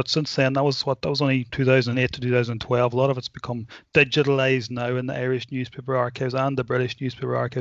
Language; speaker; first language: English; native; English